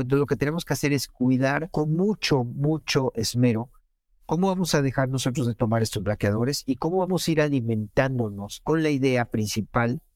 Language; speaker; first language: Spanish; native; Spanish